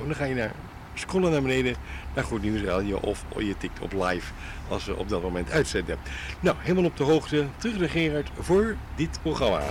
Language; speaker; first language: Dutch; native; Dutch